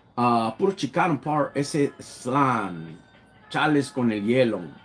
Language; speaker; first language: Spanish; early bilingual, other home language; English